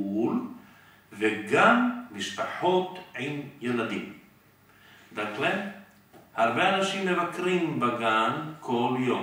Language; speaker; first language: Hebrew; non-native, fluent; Serbian